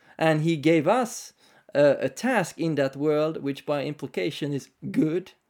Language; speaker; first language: English; non-native, fluent; Finnish